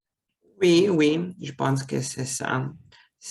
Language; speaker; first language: French; non-native, fluent; Russian